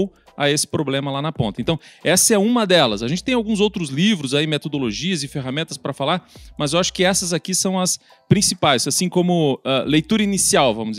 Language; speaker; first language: Portuguese; native; Portuguese